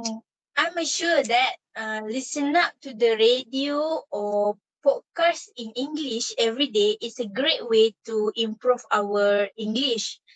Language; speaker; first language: English; non-native, learner; Malay